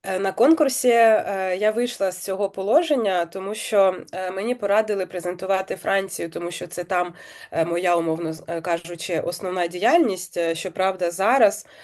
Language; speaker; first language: Ukrainian; native; Ukrainian